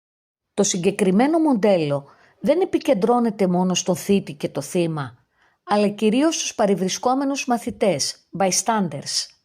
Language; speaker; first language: Greek; native; Greek